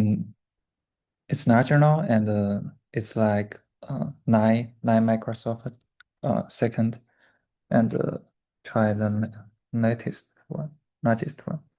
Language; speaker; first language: English; non-native, learner; Chinese